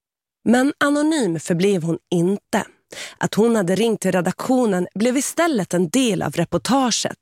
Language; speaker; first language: Swedish; native; Swedish